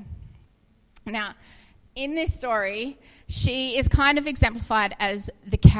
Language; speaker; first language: English; native; English